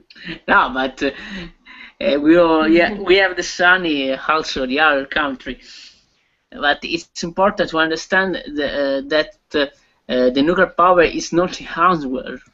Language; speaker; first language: English; non-native, learner; Italian